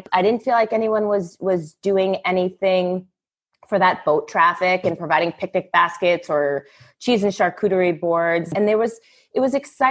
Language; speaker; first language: English; native; English